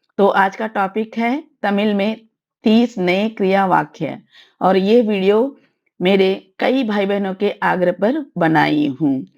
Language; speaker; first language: Hindi; non-native, local second language; Tamil